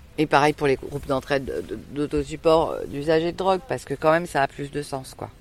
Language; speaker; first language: French; native; French